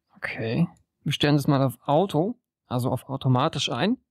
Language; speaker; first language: German; native; German